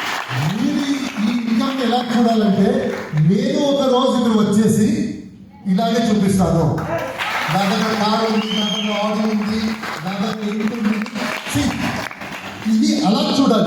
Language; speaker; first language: Telugu; non-native, learner; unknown